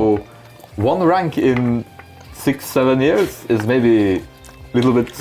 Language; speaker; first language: English; non-native, fluent; Norwegian